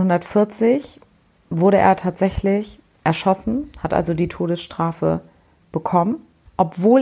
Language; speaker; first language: German; native; German